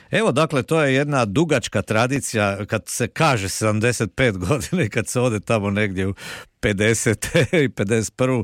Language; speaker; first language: Serbian; native; Serbian